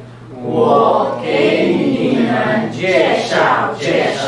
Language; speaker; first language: Chinese; non-native, learner; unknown